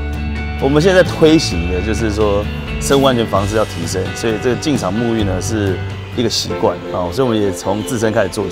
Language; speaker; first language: Chinese; native; Chinese